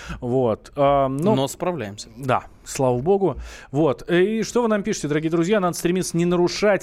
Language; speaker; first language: Russian; native; Russian